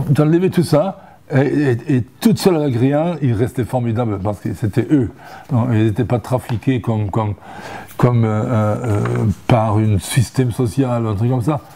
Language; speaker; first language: French; non-native, fluent; German